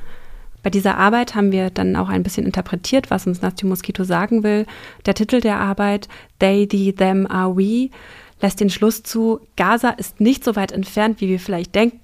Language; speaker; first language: German; native; German